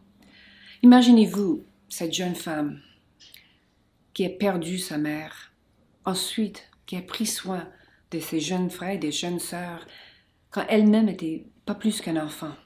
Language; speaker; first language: French; non-native, local second language; English